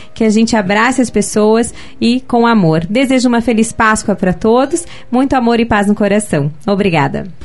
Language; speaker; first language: Portuguese; native; Portuguese